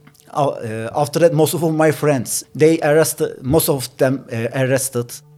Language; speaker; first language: English; non-native, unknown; Turkish